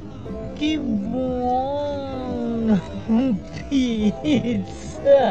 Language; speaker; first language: Italian; non-native, local second language; Filipino